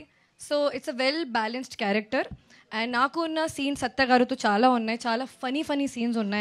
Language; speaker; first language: Telugu; non-native, local second language; Hindi